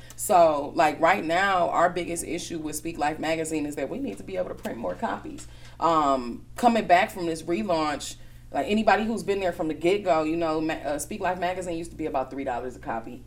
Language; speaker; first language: English; native; English